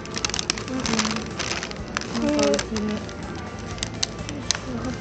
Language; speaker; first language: Japanese; non-native, learner; Filipino